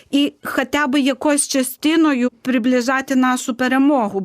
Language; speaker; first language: Ukrainian; non-native, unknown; Lithuanian